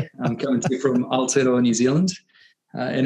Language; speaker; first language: English; native; English